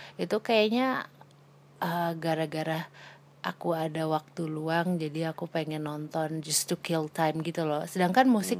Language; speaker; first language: Indonesian; native; Indonesian